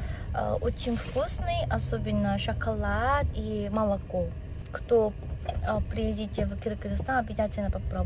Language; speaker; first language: Russian; non-native, learner; Korean